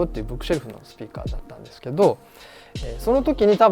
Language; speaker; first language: Japanese; native; Japanese